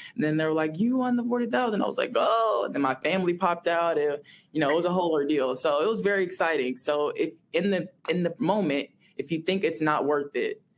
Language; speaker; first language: English; native; English